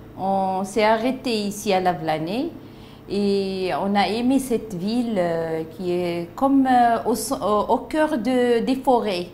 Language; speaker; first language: French; non-native, local second language; Arabic